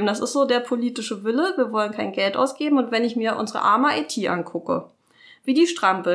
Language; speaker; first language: German; native; German